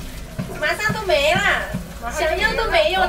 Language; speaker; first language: Chinese; non-native, fluent; Indonesian